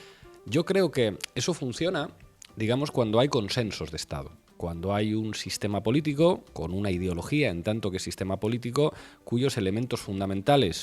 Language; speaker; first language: Spanish; native; Spanish